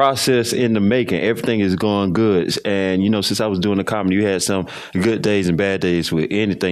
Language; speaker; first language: English; native; English